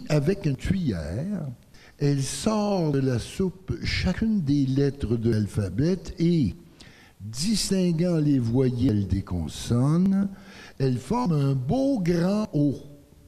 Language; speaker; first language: French; native; French